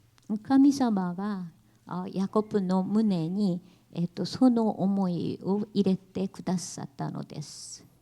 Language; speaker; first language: Japanese; non-native, learner; Korean